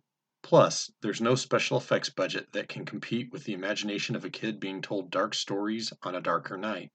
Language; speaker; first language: English; native; English